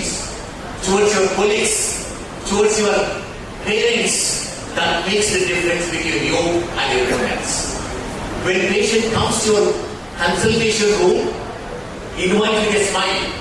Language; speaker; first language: English; non-native, local second language; Telugu